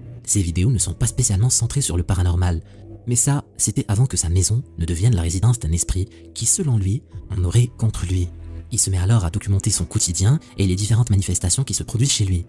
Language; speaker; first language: French; native; French